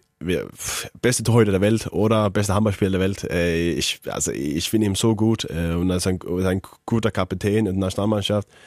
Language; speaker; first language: German; non-native, learner; Faroese